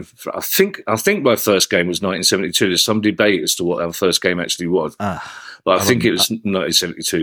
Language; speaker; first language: English; native; English